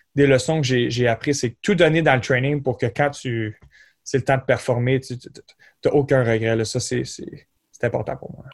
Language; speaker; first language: French; native; French